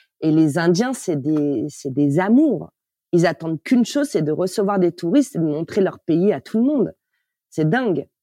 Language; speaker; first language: French; native; French